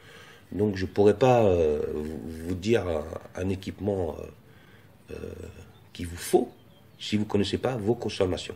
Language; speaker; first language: French; native; French